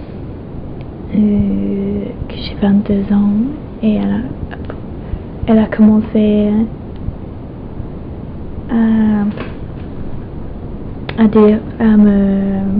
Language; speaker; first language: French; non-native, fluent; English